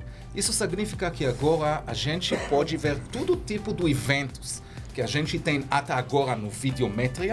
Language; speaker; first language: Portuguese; non-native, learner; Hebrew